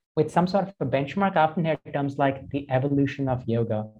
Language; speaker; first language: English; non-native, local second language; Hindi